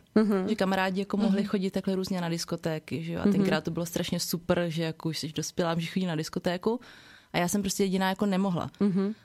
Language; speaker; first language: Czech; early bilingual, other home language; Vietnamese